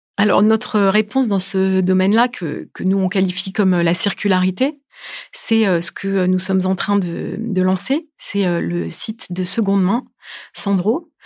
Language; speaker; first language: French; native; French